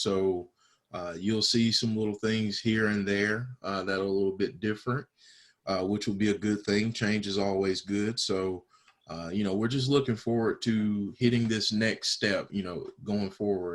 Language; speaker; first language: English; native; English